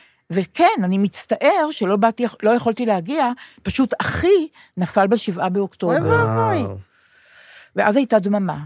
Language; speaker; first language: Hebrew; native; Hebrew